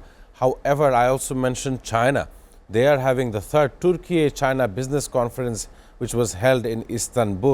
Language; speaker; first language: English; non-native, local second language; Bangla